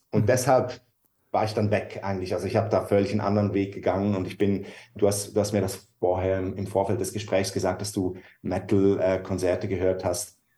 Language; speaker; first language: German; native; German